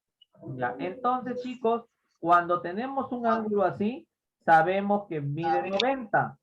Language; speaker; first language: Spanish; native; Spanish